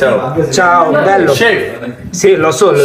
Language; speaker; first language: Italian; non-native, learner; Bangla